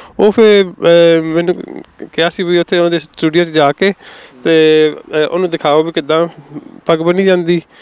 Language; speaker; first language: Punjabi; early bilingual, heritage; Punjabi